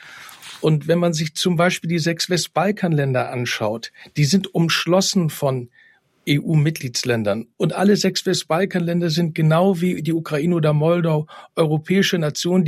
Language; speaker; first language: German; native; German